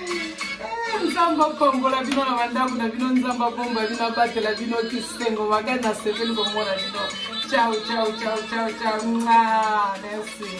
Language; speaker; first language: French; non-native, local second language; Lingala